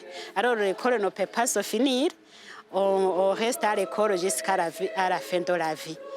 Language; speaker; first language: French; non-native, local second language; Rundi